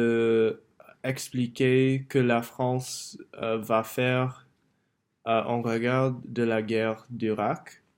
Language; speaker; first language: French; non-native, learner; English